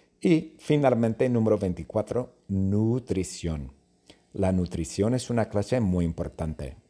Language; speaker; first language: Spanish; non-native, fluent; English